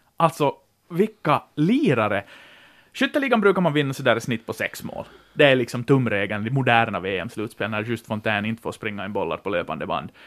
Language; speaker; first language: Swedish; native; Swedish